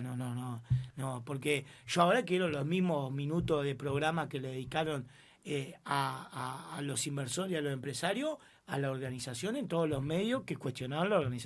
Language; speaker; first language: Spanish; native; Spanish